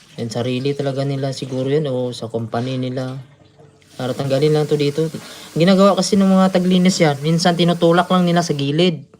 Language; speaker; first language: Filipino; native; Filipino